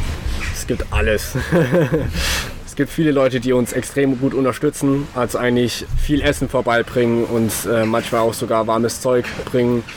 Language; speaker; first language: German; native; German